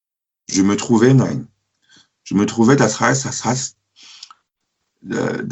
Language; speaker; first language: French; non-native, fluent; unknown